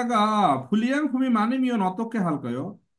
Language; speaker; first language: Korean; non-native, fluent; Bangla